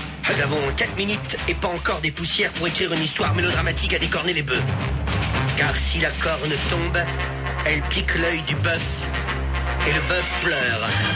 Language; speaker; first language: French; native; French